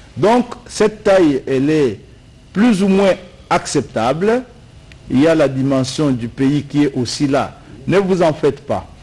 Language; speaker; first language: French; non-native, local second language; Luba-Lulua